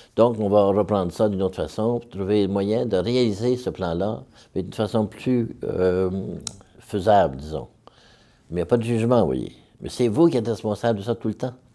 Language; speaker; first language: French; native; French